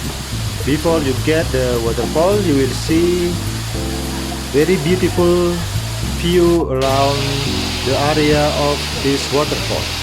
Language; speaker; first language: English; non-native, local second language; Indonesian